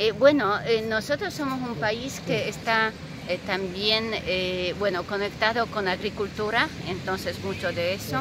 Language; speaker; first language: Spanish; non-native, fluent; Polish